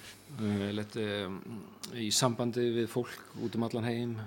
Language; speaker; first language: French; non-native, fluent; Icelandic